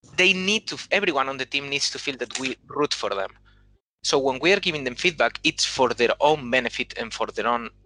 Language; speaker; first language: English; non-native, fluent; Spanish